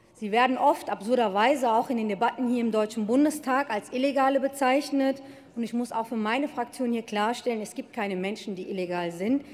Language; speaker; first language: German; early bilingual, other home language; Turkish